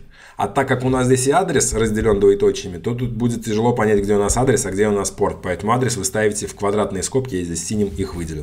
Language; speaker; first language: Russian; native; Russian